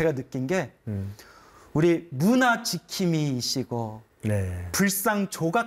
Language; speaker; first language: Korean; native; Korean